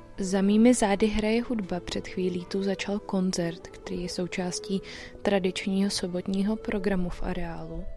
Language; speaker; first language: Czech; native; Czech